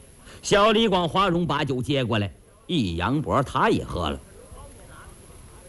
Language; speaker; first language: Chinese; native; Chinese